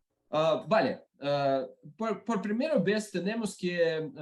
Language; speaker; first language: Spanish; non-native, learner; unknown